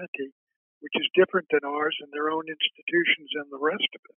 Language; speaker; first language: English; native; English